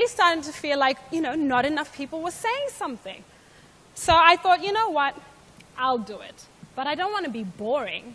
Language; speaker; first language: English; non-native, local second language; Shona